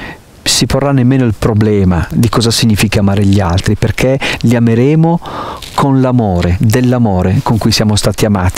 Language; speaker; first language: Italian; native; Italian